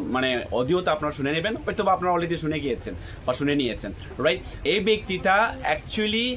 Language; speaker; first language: Bangla; non-native, local second language; Chakma